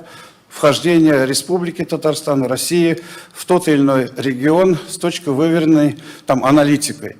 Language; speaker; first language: Russian; native; Russian